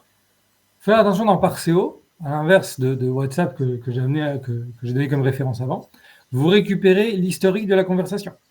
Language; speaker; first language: French; native; French